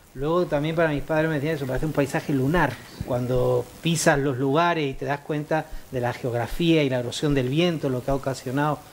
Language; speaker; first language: Spanish; native; Spanish